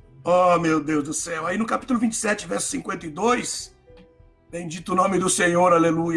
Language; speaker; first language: Portuguese; native; Portuguese